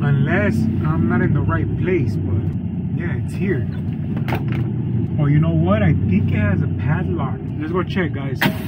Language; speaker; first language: English; early bilingual, other home language; Spanish